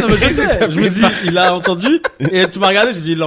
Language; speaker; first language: French; native; French